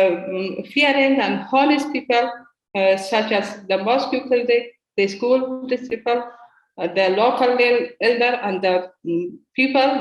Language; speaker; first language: English; non-native, learner; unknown